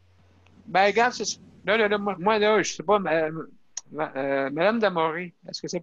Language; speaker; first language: French; native; French